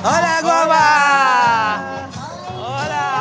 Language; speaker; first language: Spanish; non-native, learner; Filipino